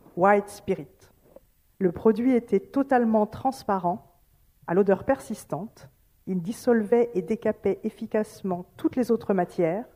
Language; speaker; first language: French; native; French